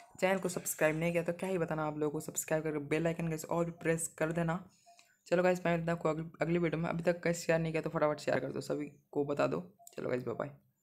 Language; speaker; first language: Hindi; non-native, local second language; Bangla